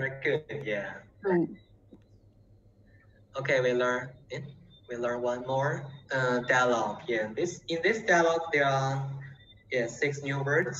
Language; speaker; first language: English; non-native, learner; Chinese